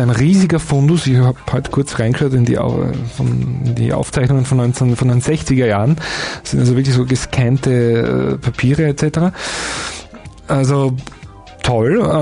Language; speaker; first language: German; native; German